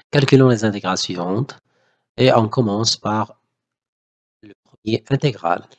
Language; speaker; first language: French; non-native, local second language; Arabic